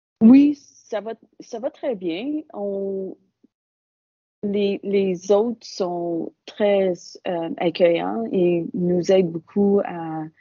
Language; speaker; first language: French; non-native, local second language; English